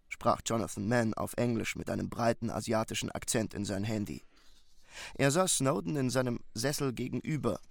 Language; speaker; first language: German; native; German